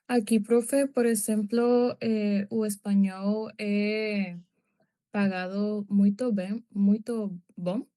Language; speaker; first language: Portuguese; non-native, learner; Spanish